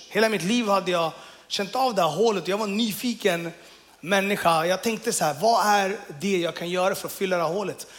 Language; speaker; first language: Swedish; early bilingual, other home language; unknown